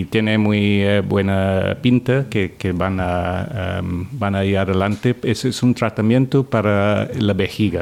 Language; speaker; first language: Spanish; non-native, fluent; English